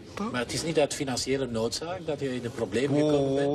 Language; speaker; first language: Dutch; native; Dutch